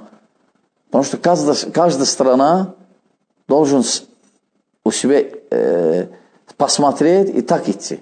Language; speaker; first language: Russian; non-native, fluent; Azerbaijani